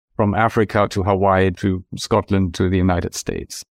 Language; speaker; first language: English; non-native, fluent; German